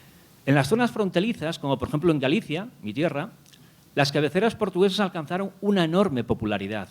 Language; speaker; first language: Spanish; native; Spanish